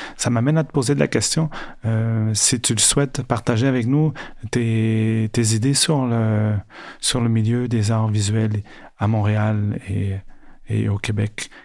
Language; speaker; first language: French; non-native, fluent; Spanish